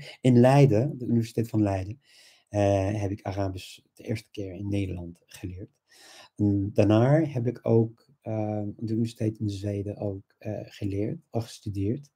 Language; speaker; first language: Dutch; non-native, fluent; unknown